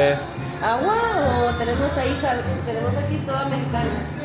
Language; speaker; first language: Spanish; native; Spanish